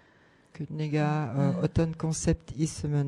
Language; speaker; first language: Korean; non-native, learner; French